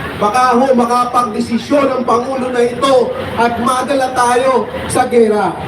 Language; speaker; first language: Filipino; native; Filipino